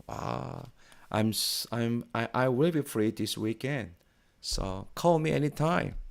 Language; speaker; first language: English; non-native, fluent; Korean